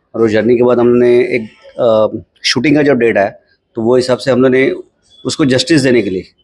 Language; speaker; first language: Hindi; non-native, local second language; Marathi